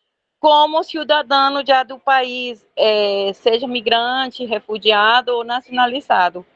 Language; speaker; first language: Portuguese; non-native, fluent; Spanish